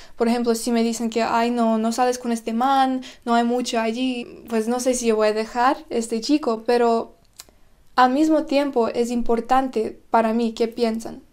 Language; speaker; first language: Spanish; non-native, fluent; Russian